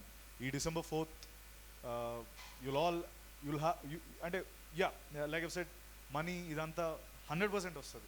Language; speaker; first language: Telugu; native; Telugu